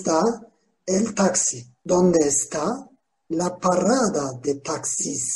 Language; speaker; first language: Spanish; non-native, fluent; Turkish